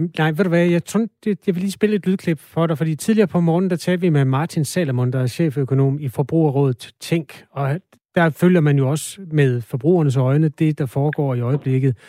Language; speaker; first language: Danish; native; Danish